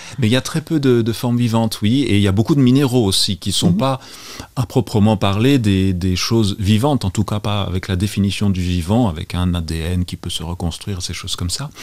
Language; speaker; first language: French; native; French